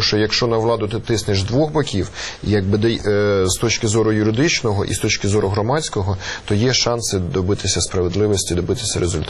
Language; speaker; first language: Ukrainian; native; Ukrainian